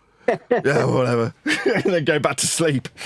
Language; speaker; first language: English; native; English